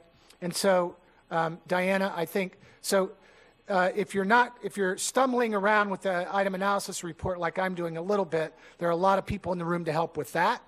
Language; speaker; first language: English; native; English